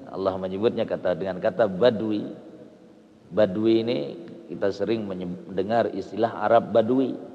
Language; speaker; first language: Indonesian; non-native, local second language; Sasak